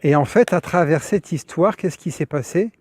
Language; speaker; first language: French; native; French